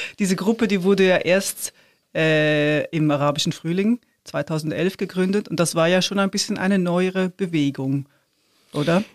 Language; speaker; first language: German; native; German